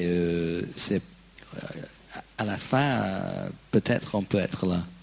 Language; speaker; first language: French; non-native, fluent; English